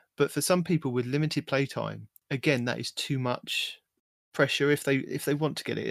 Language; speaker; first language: English; native; English